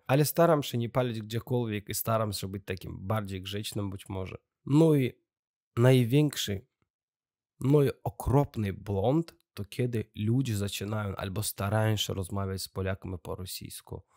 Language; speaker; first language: Polish; non-native, learner; Russian